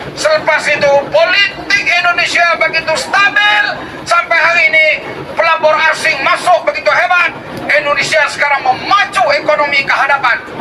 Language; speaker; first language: Malay; native; Malay